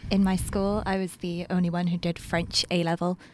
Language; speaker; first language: English; non-native, local second language; Welsh